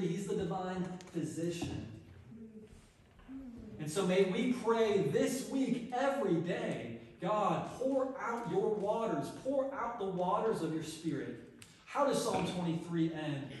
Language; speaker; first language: English; native; English